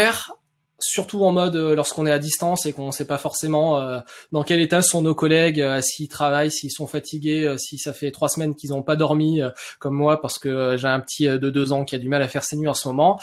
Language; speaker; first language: French; native; French